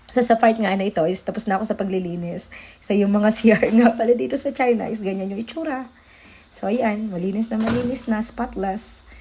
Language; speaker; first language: Filipino; native; Filipino